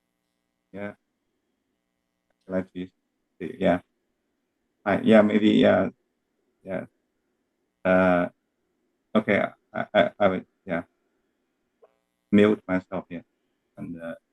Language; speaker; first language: English; non-native, learner; Chinese